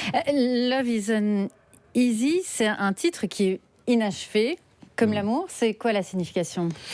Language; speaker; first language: French; native; French